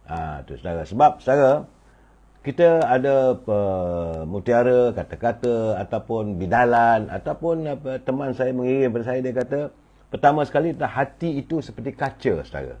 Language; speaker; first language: Malay; native; Malay